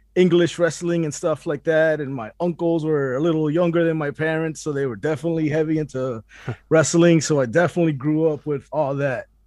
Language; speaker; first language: English; early bilingual, other home language; Spanish